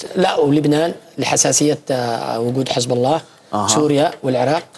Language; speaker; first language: Arabic; native; Arabic